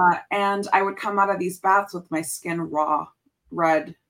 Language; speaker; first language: English; early bilingual, other home language; Spanish